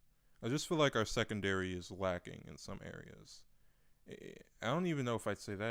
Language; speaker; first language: English; native; English